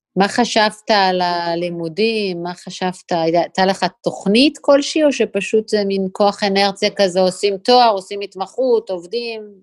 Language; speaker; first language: Hebrew; native; Hebrew